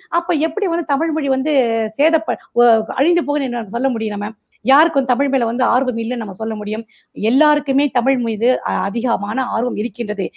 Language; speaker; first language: Tamil; non-native, local second language; Marathi